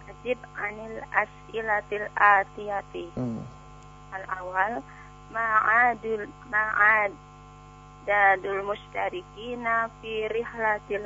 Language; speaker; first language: Arabic; non-native, learner; Indonesian